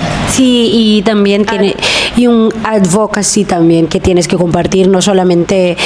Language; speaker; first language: Spanish; non-native, fluent; Filipino